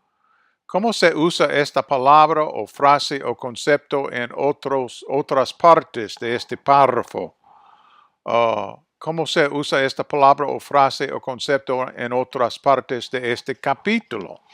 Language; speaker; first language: Spanish; non-native, fluent; English